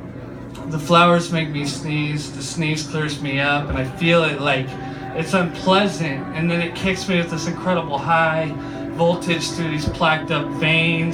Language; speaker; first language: English; native; English